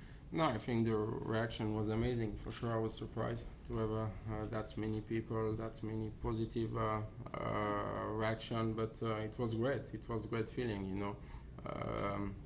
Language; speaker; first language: English; non-native, fluent; French